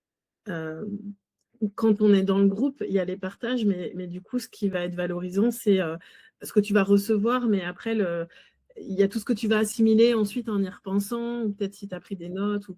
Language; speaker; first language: French; native; French